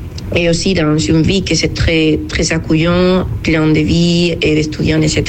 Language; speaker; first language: French; non-native, fluent; Spanish